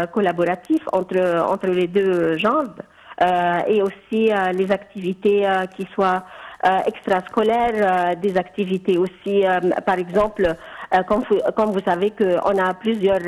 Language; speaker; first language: French; non-native, fluent; Arabic